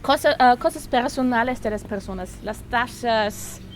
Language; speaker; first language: Spanish; non-native, learner; German